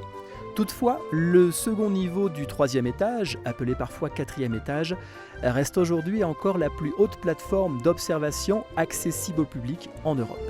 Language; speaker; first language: French; native; French